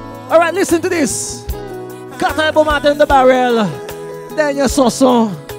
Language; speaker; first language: English; non-native, local second language; Seselwa Creole French